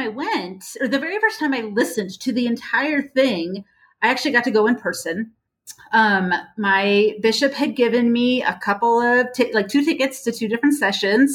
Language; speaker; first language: English; native; English